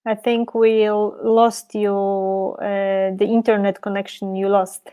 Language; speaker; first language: English; non-native, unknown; Polish